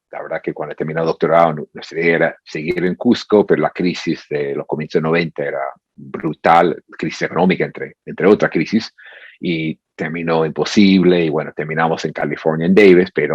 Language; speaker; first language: Spanish; non-native, fluent; English